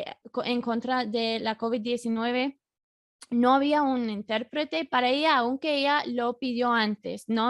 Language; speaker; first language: Spanish; non-native, fluent; English